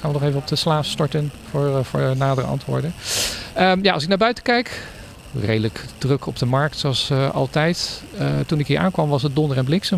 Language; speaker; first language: Dutch; native; Dutch